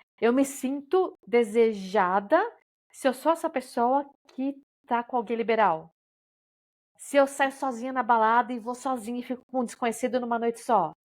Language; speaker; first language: Portuguese; native; Portuguese